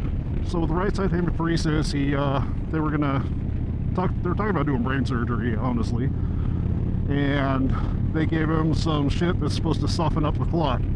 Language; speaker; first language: English; native; English